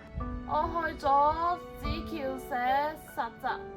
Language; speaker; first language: Cantonese; native; Cantonese